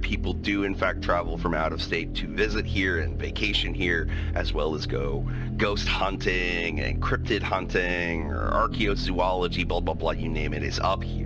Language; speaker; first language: English; native; English